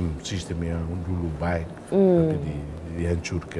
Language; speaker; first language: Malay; non-native, fluent; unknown